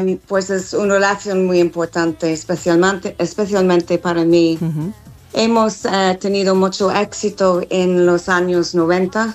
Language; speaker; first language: Spanish; non-native, fluent; English